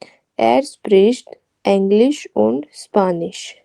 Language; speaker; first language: German; non-native, fluent; Hindi